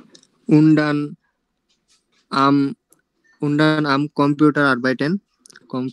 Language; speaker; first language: German; non-native, learner; Bangla